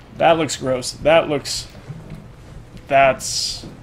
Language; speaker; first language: English; native; English